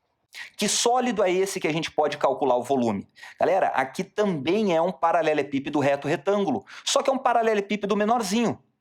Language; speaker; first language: Portuguese; native; Portuguese